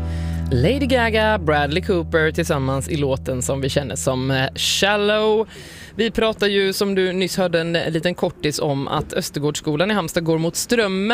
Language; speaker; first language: Swedish; native; Swedish